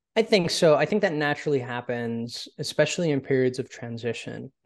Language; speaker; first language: English; early bilingual, other home language; Spanish